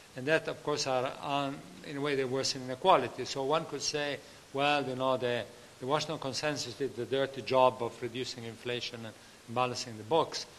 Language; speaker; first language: English; non-native, fluent; Italian